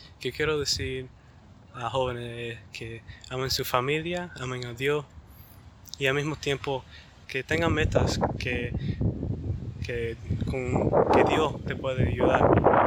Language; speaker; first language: Spanish; early bilingual, heritage; Spanish